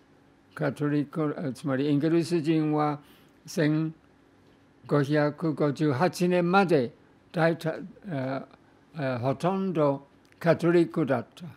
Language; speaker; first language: Japanese; non-native, fluent; English